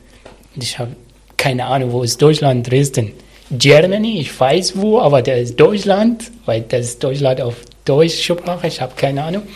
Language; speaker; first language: German; non-native, learner; Arabic